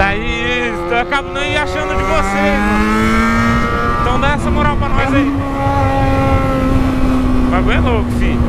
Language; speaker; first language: Portuguese; native; Portuguese